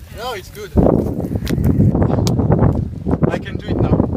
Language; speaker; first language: English; non-native, learner; French